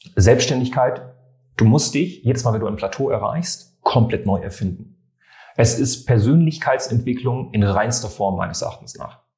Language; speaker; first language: German; non-native, fluent; French